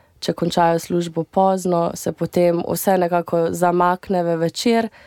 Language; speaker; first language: Slovenian; native; Slovenian